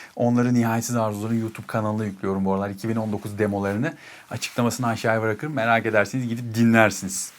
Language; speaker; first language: Turkish; native; Turkish